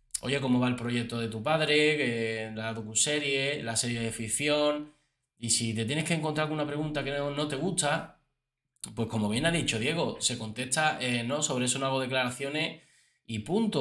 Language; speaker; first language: Spanish; native; Spanish